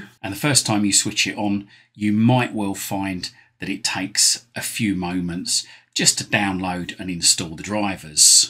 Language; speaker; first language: English; native; English